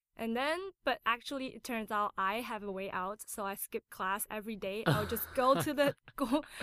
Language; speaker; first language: English; non-native, fluent; Chinese